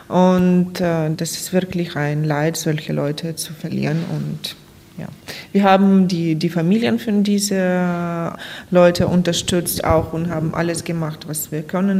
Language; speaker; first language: German; non-native, fluent; Ukrainian